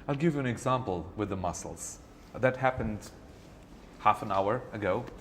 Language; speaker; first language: English; non-native, fluent; Romanian